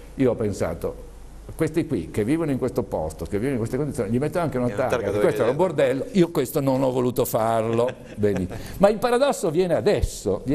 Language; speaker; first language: Italian; native; Italian